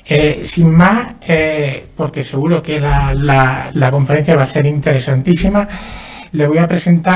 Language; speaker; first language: Spanish; native; Spanish